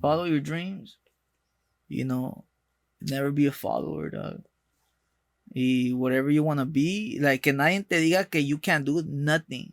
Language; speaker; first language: English; early bilingual, other home language; Spanish